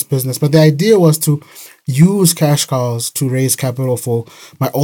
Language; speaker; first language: English; non-native, local second language; Shona